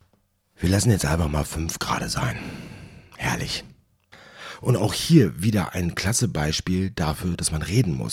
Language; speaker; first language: German; native; German